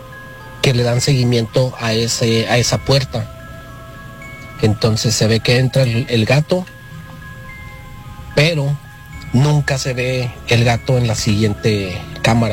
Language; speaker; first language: Spanish; native; Spanish